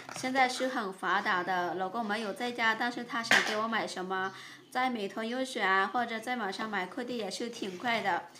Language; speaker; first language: Chinese; non-native, fluent; Lao